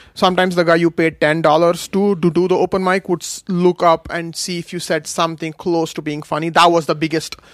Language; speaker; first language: English; non-native, local second language; Kashmiri